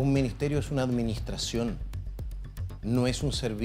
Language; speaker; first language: Spanish; native; Spanish